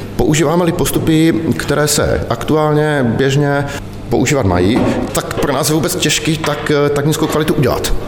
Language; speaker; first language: Czech; native; Czech